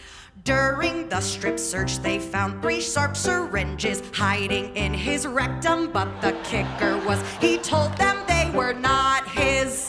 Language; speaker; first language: English; native; English